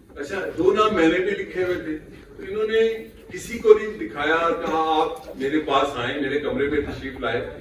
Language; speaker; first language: Urdu; non-native, local second language; Punjabi